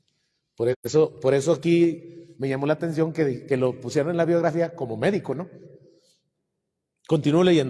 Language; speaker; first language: Spanish; native; Spanish